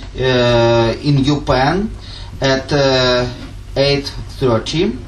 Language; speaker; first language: English; non-native, fluent; Russian